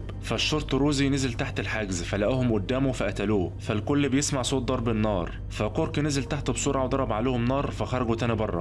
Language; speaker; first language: Arabic; native; Arabic